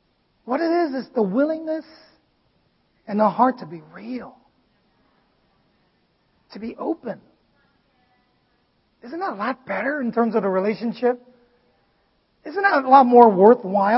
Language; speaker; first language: English; non-native, fluent; Vietnamese